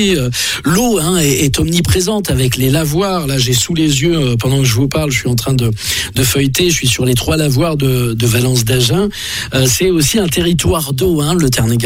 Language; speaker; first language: French; native; French